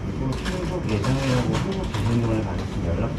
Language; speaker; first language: Korean; native; Korean